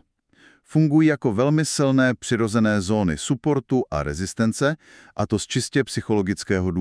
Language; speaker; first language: Czech; native; Czech